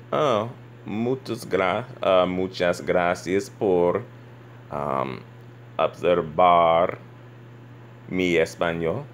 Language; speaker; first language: Spanish; non-native, learner; English